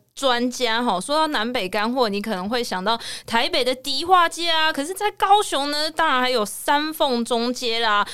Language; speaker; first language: Chinese; native; Chinese